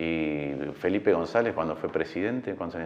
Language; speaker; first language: Spanish; native; Spanish